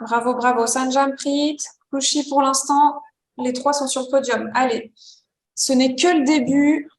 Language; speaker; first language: French; native; French